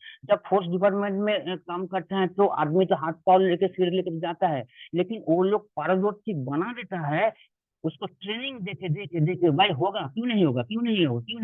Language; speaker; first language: Hindi; non-native, local second language; Bangla